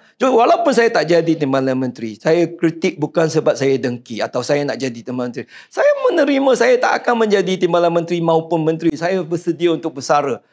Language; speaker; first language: Malay; non-native, local second language; Chinese